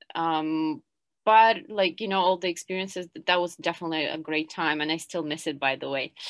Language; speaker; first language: English; non-native, fluent; Ukrainian